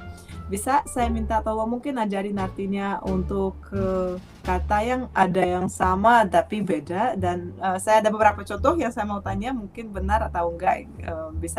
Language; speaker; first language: Indonesian; non-native, fluent; Russian